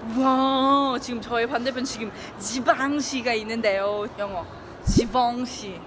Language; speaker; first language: Korean; non-native, fluent; Thai